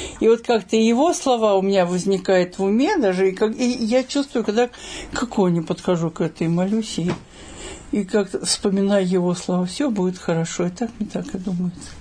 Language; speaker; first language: Russian; native; Russian